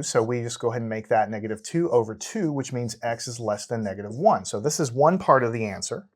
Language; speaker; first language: English; native; English